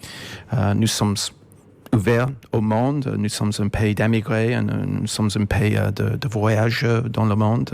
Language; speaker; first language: French; non-native, fluent; English